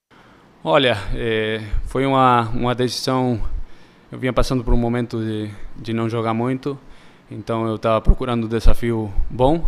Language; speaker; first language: Portuguese; early bilingual, heritage; Spanish